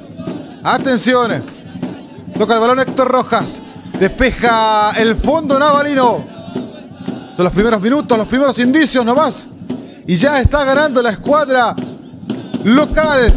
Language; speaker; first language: Spanish; native; Spanish